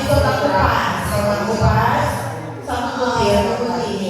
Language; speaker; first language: Indonesian; native; Indonesian